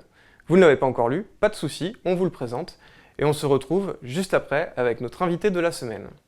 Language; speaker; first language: French; native; French